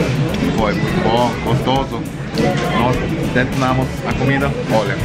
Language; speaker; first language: Portuguese; non-native, learner; English